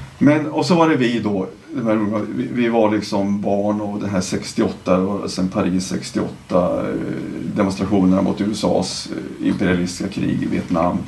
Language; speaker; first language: Swedish; native; Swedish